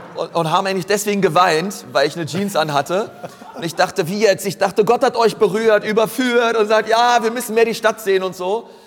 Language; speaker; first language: German; native; German